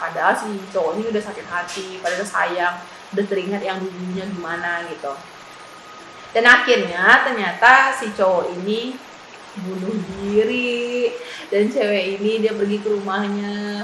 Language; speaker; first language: Indonesian; native; Indonesian